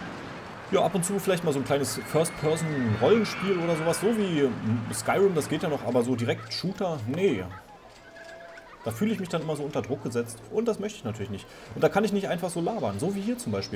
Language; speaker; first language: German; native; German